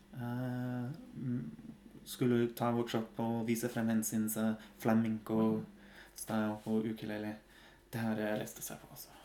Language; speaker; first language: Norwegian; non-native, fluent; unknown